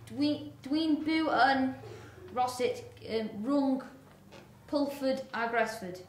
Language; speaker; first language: Welsh; non-native, learner; English